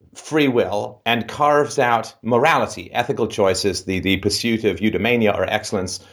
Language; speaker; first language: English; native; English